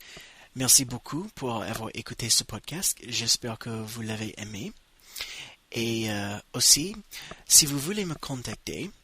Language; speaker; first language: French; non-native, fluent; English